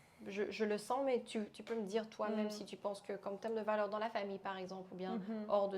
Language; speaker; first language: French; non-native, fluent; Bulgarian